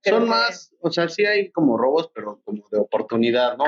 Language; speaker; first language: Spanish; native; Spanish